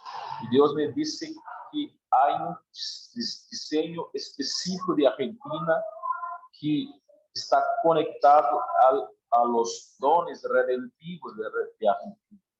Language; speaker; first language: Spanish; non-native, learner; Portuguese